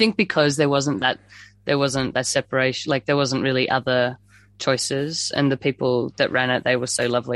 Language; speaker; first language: English; native; English